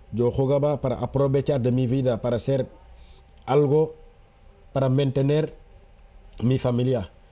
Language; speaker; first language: Spanish; non-native, fluent; Wolof